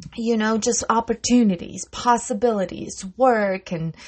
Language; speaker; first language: English; non-native, fluent; Russian